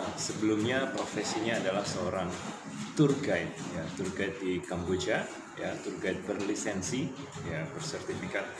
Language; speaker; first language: Indonesian; non-native, local second language; Javanese